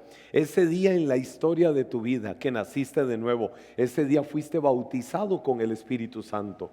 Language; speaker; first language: Spanish; native; Spanish